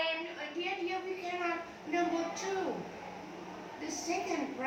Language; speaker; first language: English; non-native, learner; Thai